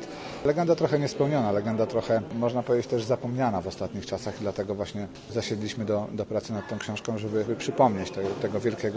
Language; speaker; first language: Polish; native; Polish